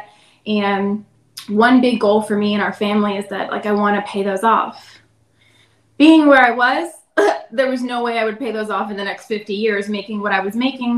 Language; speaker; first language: English; native; English